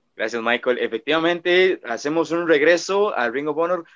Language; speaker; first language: Spanish; native; Spanish